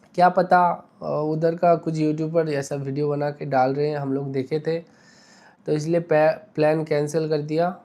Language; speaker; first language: Hindi; non-native, local second language; Bangla